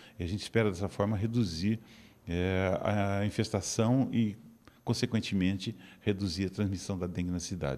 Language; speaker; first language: Portuguese; native; Portuguese